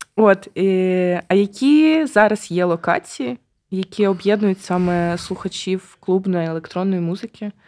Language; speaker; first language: Ukrainian; native; Ukrainian